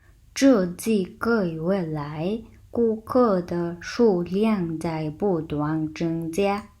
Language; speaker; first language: Chinese; non-native, fluent; Mongolian